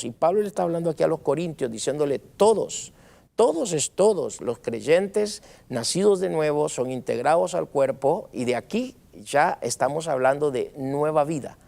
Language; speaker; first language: Spanish; native; Spanish